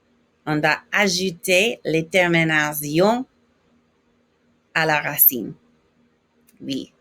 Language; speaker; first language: French; non-native, fluent; English